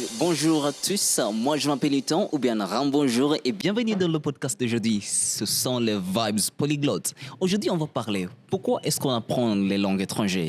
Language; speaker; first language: French; non-native, fluent; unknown